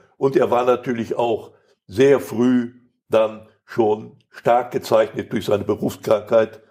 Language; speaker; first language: German; native; German